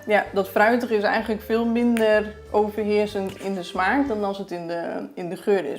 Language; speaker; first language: Dutch; native; Dutch